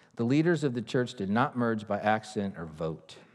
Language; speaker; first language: English; native; English